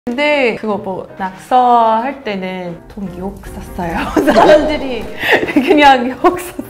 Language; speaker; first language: Korean; non-native, fluent; English